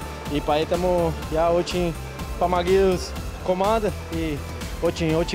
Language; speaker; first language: Russian; non-native, learner; Portuguese